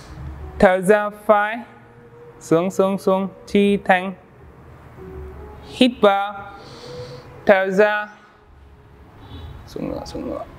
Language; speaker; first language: Vietnamese; non-native, learner; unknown